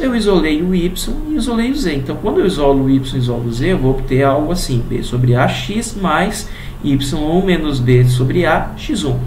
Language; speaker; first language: Portuguese; native; Portuguese